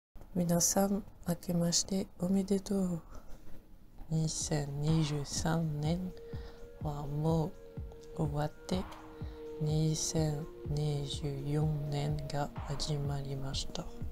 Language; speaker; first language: Japanese; non-native, learner; French